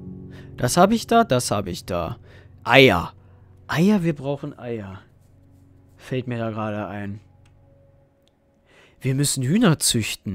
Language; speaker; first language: German; native; German